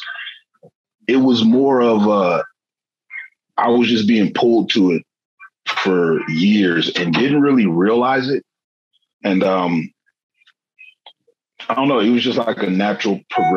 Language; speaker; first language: English; native; English